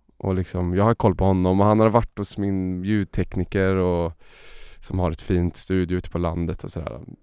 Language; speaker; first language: Swedish; native; Swedish